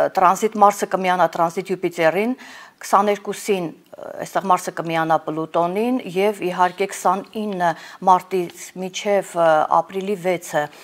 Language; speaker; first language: Armenian; native; Armenian